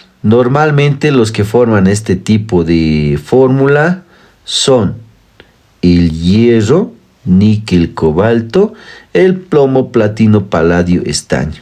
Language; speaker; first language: Spanish; native; Spanish